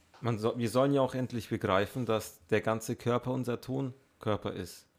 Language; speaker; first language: German; native; German